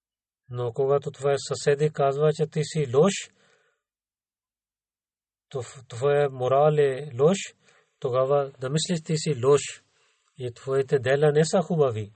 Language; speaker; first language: Bulgarian; non-native, learner; Urdu